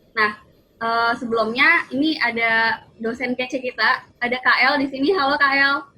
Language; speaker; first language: Indonesian; native; Indonesian